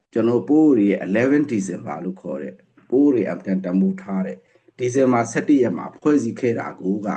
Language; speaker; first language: Burmese; non-native, local second language; Pa'o Karen